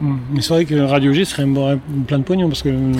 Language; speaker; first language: French; native; French